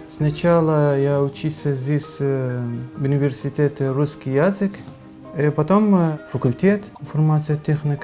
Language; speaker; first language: Russian; non-native, learner; Arabic